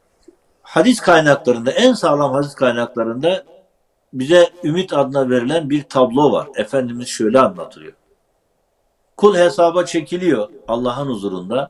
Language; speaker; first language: Turkish; native; Turkish